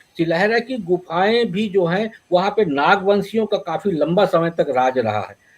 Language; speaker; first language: Hindi; native; Hindi